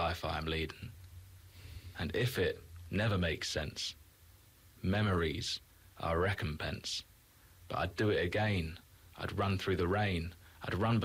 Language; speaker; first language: English; native; English